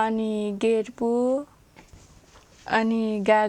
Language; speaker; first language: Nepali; non-native, local second language; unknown